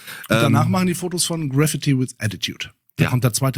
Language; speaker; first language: German; native; German